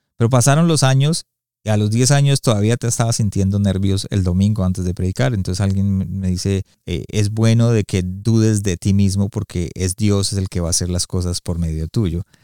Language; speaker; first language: Spanish; early bilingual, heritage; Spanish